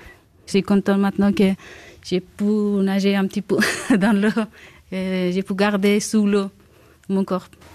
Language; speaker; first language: French; non-native, learner; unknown